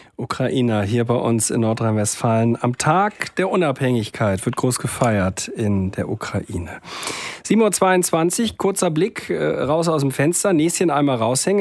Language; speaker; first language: German; native; German